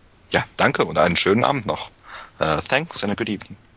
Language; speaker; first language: German; native; German